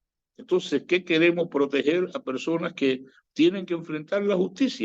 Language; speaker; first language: Spanish; native; Spanish